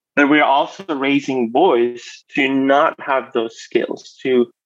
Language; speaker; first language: English; non-native, fluent; Spanish